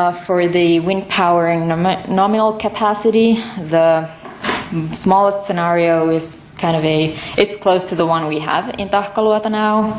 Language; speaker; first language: English; non-native, fluent; Finnish